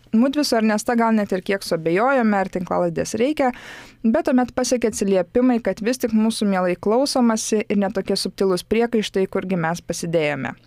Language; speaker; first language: Lithuanian; native; Lithuanian